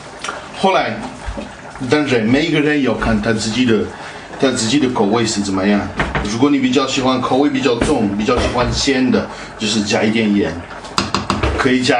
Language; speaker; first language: Chinese; non-native, fluent; Italian